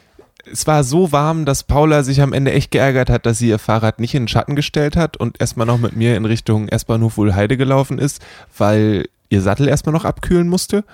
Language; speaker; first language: German; native; German